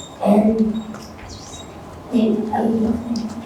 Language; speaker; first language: English; non-native, learner; Spanish